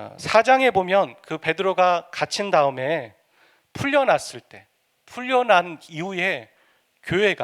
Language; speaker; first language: Korean; native; Korean